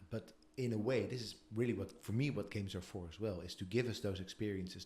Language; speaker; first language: English; non-native, fluent; Dutch